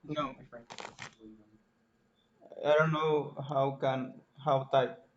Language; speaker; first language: English; non-native, learner; Spanish